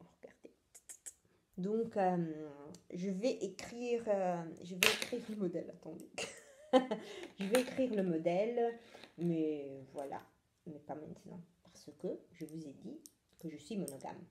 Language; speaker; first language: French; non-native, fluent; Italian